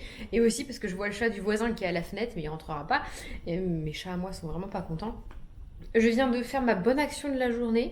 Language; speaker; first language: French; native; French